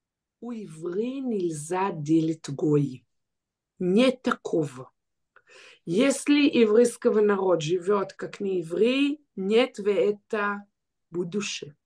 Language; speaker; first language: Russian; early bilingual, heritage; Russian